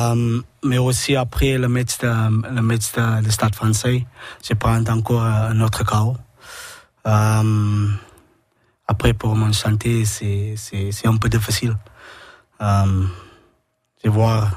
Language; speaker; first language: French; non-native, learner; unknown